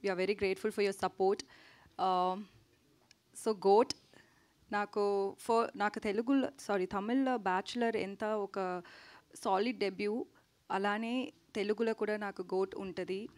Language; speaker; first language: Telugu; non-native, learner; Tamil